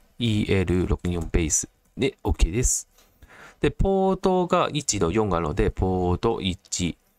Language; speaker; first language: Japanese; non-native, fluent; Cantonese